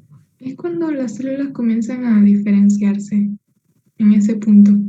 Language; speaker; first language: Spanish; native; Spanish